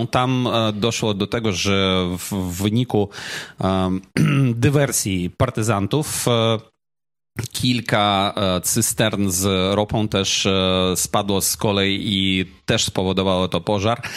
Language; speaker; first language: Polish; non-native, fluent; Ukrainian